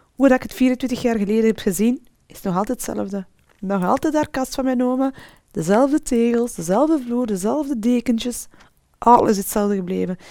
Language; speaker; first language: Dutch; early bilingual, other home language; Arabic